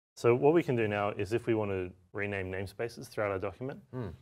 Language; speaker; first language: English; native; English